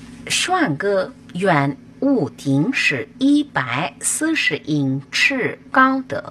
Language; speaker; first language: Chinese; non-native, learner; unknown